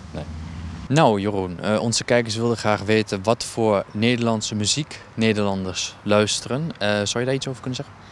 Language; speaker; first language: Dutch; native; Dutch